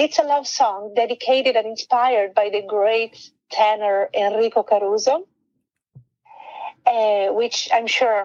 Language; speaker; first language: English; non-native, fluent; Italian